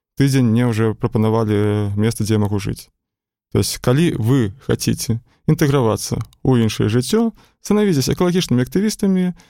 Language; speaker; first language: Belarusian; non-native, local second language; Russian